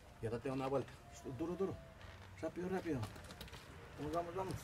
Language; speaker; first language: Spanish; native; Spanish